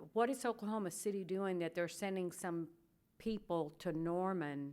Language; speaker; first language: English; early bilingual, other home language; Spanish